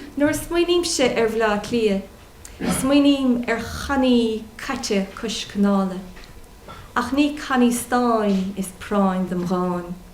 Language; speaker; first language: Irish; non-native, local second language; English